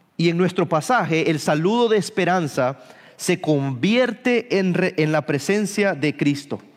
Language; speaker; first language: Spanish; early bilingual, heritage; Spanish